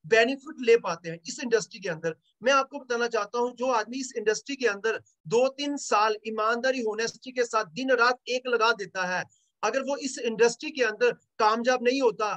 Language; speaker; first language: Hindi; native; Hindi